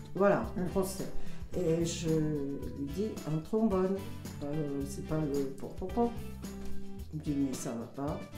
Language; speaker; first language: French; non-native, fluent; Bulgarian